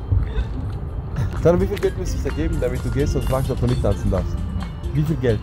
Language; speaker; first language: German; early bilingual, other home language; Persian